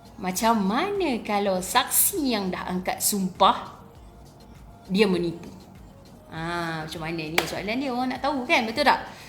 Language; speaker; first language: Malay; native; Malay